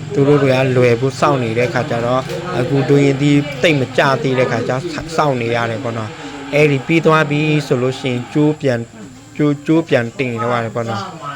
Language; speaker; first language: Burmese; non-native, local second language; S'gaw Karen